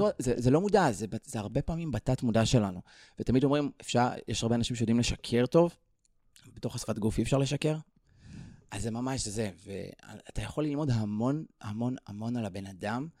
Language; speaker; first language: Hebrew; native; Hebrew